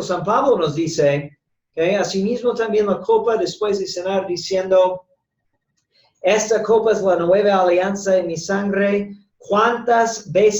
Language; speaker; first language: Spanish; non-native, fluent; English